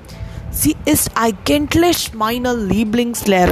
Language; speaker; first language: German; non-native, fluent; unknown